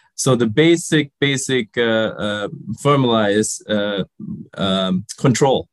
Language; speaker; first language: English; early bilingual, other home language; Sinhala